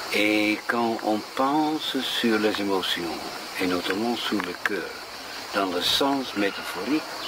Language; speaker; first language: French; non-native, fluent; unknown